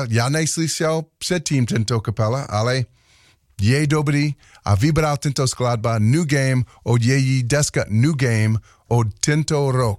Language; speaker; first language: Czech; non-native, learner; Slovak